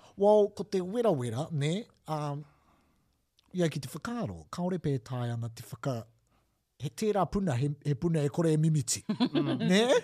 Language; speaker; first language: Māori; non-native, local second language; English